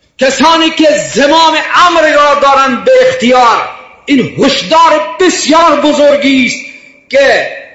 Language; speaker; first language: Persian; non-native, local second language; Baluchi